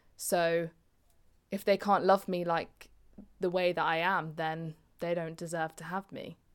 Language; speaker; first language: English; native; English